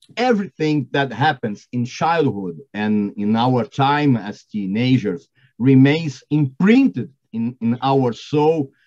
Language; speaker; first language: English; non-native, fluent; Portuguese